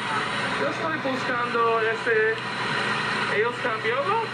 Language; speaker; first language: Spanish; non-native, learner; English